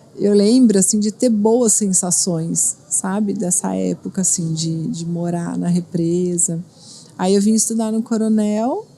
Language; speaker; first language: Portuguese; native; Portuguese